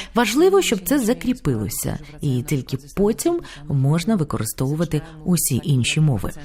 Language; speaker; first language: Ukrainian; non-native, fluent; Lithuanian